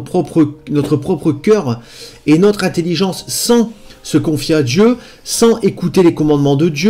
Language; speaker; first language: French; native; French